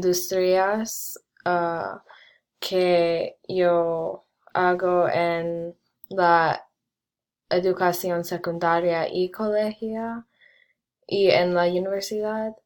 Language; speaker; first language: Spanish; non-native, learner; English